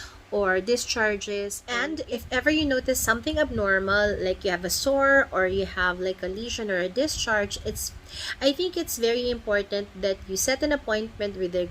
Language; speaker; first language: English; non-native, local second language; Filipino